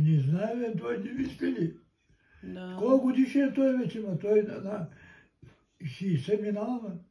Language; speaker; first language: Bulgarian; non-native, local second language; Turkish